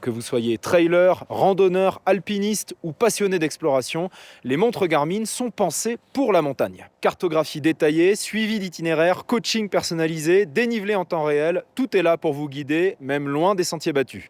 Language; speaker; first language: French; native; French